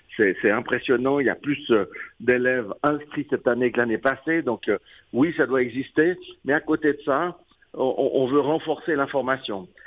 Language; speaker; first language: French; native; French